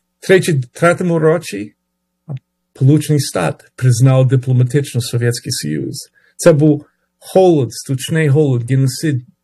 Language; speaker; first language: Ukrainian; early bilingual, heritage; Ukrainian